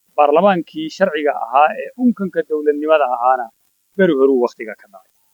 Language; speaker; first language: Somali; native; Somali